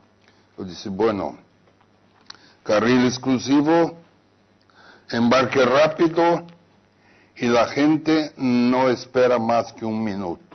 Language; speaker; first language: Spanish; non-native, fluent; Portuguese